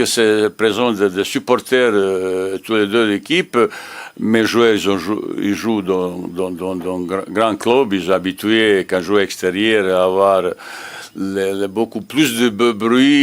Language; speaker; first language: French; non-native, learner; Bosnian